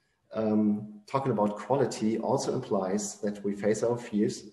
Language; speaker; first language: English; non-native, fluent; German